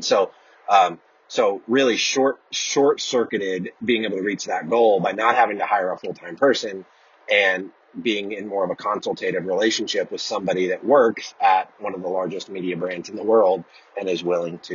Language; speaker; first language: English; native; English